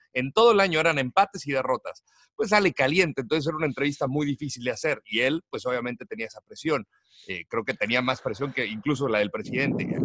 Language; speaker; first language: Spanish; native; Spanish